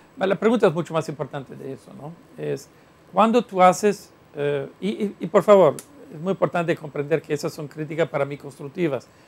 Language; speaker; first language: Spanish; non-native, fluent; Italian